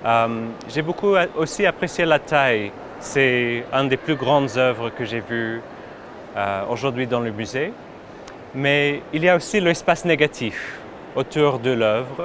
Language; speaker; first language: French; non-native, fluent; English